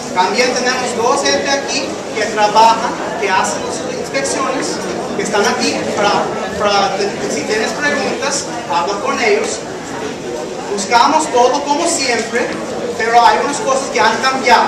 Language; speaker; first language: Spanish; early bilingual, heritage; English